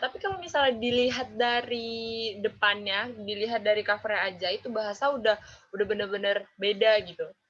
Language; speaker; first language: Indonesian; non-native, local second language; Javanese